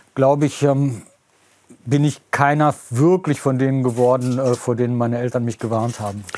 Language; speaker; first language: German; native; German